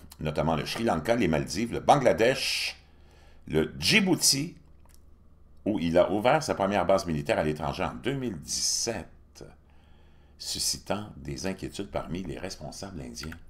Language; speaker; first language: French; native; French